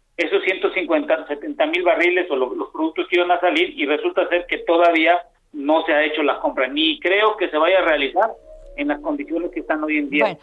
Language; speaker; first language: Spanish; native; Spanish